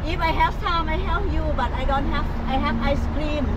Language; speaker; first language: English; non-native, learner; Thai